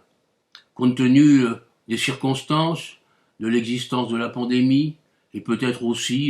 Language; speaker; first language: French; native; French